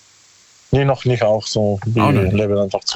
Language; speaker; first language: German; non-native, learner; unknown